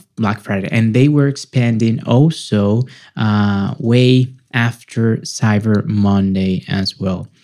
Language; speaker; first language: English; non-native, fluent; Spanish